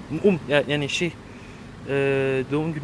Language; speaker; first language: Turkish; non-native, learner; French